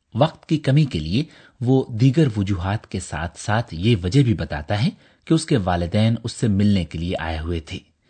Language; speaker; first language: Urdu; native; Urdu